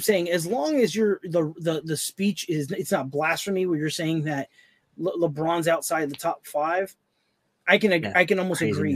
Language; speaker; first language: English; native; English